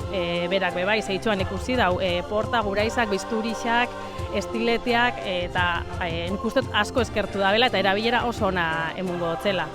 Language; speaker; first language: Basque; native; Basque